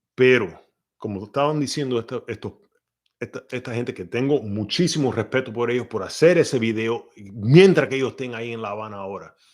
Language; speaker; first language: Spanish; early bilingual, heritage; Spanish